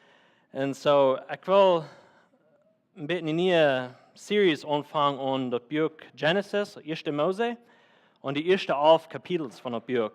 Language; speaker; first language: German; non-native, learner; Plautdietsch